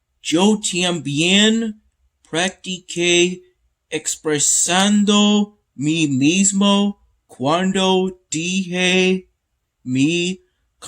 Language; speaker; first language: Spanish; non-native, learner; English